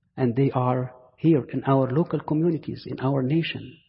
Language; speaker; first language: English; non-native, fluent; Arabic